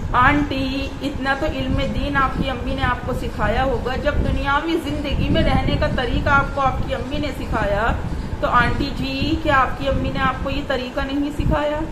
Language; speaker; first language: Urdu; native; Urdu